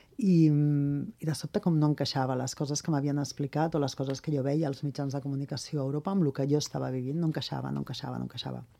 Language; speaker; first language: Catalan; non-native, local second language; Spanish